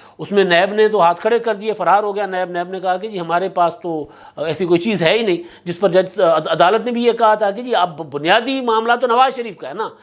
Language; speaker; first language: Urdu; non-native, local second language; Sindhi